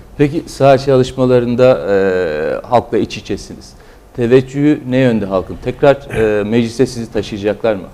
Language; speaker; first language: Turkish; native; Turkish